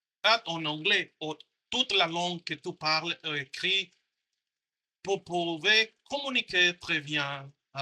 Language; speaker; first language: French; non-native, learner; Spanish